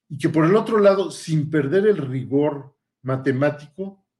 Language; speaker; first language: Spanish; native; Spanish